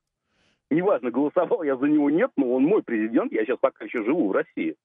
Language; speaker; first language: Russian; native; Russian